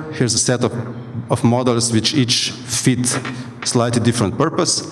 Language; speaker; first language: English; non-native, fluent; Slovenian